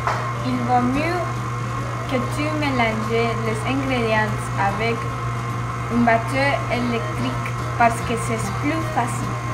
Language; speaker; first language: French; non-native, learner; English